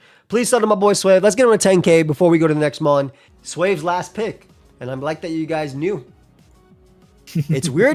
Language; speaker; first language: English; native; English